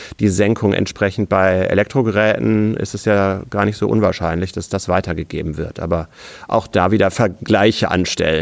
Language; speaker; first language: German; native; German